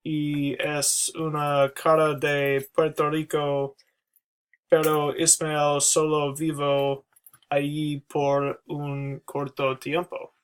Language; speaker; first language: Spanish; non-native, learner; English